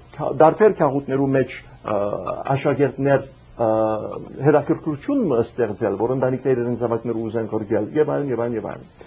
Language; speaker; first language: Armenian; early bilingual, heritage; Armenian